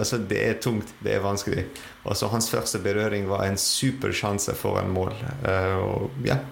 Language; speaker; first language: Norwegian; non-native, fluent; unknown